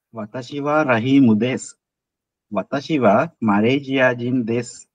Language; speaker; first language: Japanese; non-native, learner; Sinhala